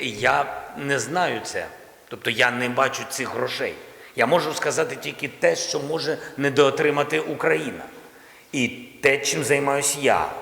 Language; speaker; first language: Ukrainian; non-native, local second language; Russian